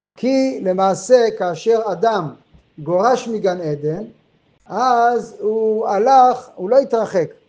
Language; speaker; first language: Hebrew; non-native, fluent; French